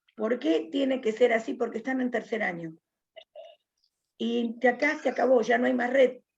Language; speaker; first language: Spanish; native; Spanish